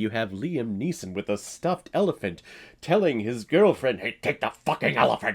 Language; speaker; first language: English; native; English